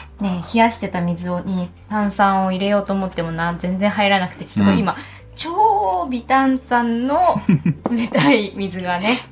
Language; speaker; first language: Japanese; native; Japanese